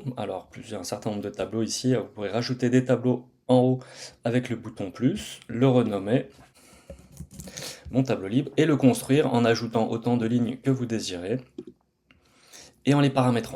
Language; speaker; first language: French; native; French